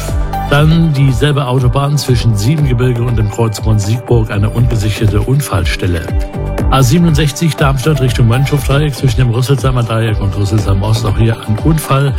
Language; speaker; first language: German; native; German